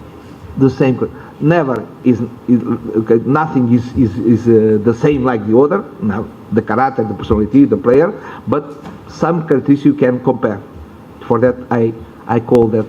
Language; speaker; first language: English; non-native, learner; Portuguese